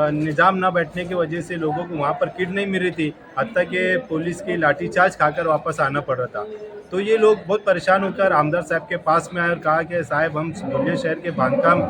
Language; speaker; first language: Urdu; native; Urdu